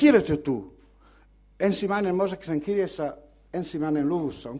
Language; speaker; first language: Finnish; non-native, learner; Italian